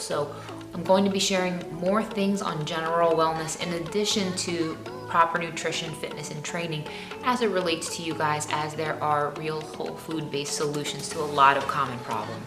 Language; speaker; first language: English; native; English